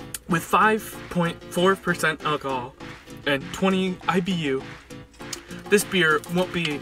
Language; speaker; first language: English; native; English